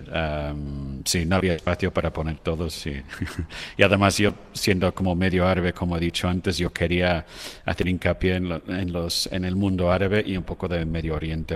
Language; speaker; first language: Spanish; non-native, fluent; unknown